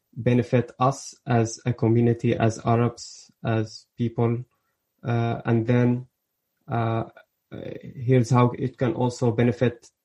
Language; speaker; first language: English; early bilingual, other home language; Arabic